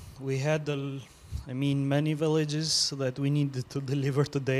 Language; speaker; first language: English; non-native, learner; Albanian